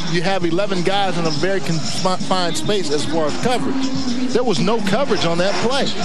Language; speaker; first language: English; native; English